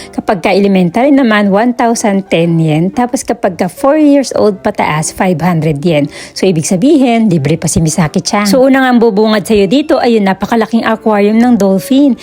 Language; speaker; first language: Filipino; native; Filipino